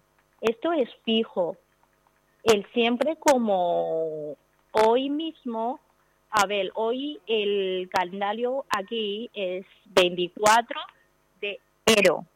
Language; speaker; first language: Spanish; non-native, learner; Chinese